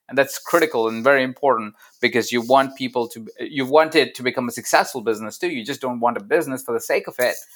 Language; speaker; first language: English; non-native, local second language; Hindi